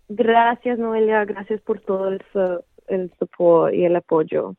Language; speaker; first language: Spanish; early bilingual, heritage; Spanish